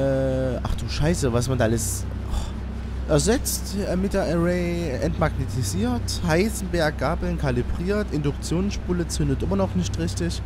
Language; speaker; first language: German; native; German